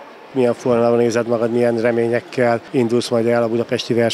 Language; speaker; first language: Hungarian; native; Hungarian